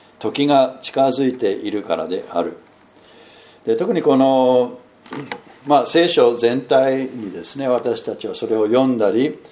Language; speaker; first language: Japanese; non-native, fluent; English